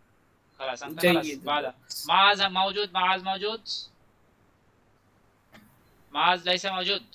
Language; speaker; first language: Arabic; non-native, learner; Bangla